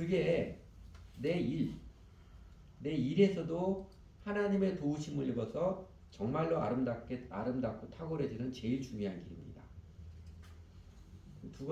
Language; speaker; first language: Korean; native; Korean